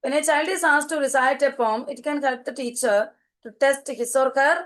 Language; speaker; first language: English; non-native, local second language; Malayalam